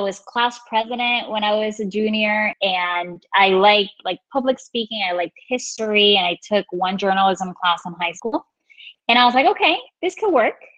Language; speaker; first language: English; non-native, fluent; Spanish